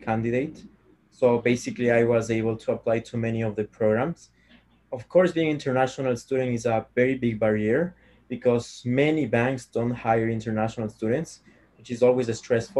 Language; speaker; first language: English; non-native, fluent; Spanish